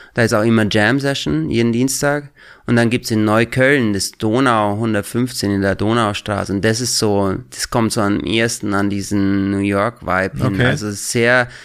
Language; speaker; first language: German; native; German